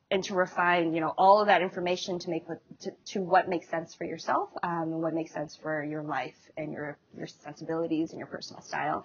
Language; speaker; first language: English; native; English